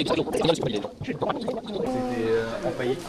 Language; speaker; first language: French; native; French